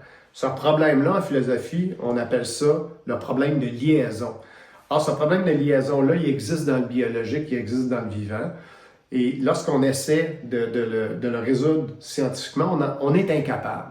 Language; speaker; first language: French; native; French